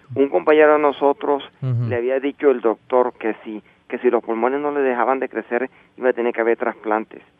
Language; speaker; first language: Spanish; native; Spanish